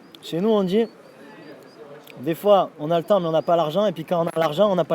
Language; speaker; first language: French; native; French